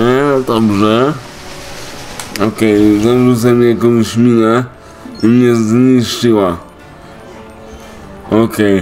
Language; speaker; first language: Polish; native; Polish